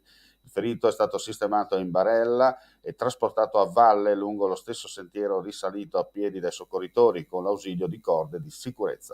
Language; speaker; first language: Italian; native; Italian